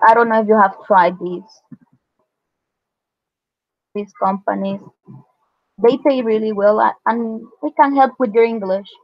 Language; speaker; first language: English; non-native, fluent; Spanish